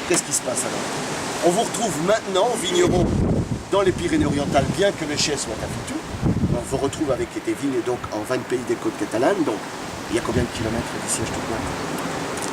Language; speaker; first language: French; native; French